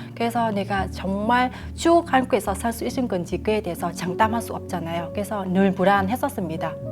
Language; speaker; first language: Korean; non-native, fluent; Vietnamese